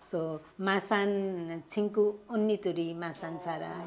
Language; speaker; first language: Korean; non-native, learner; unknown